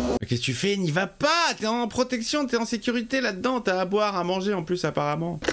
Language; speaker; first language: French; native; French